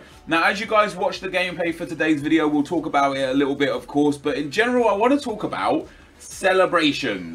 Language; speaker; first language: English; native; English